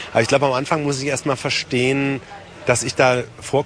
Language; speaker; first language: German; native; German